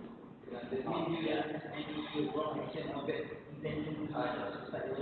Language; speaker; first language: English; non-native, local second language; Malay